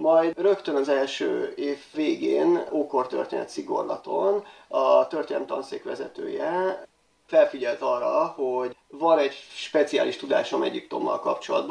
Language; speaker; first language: Hungarian; native; Hungarian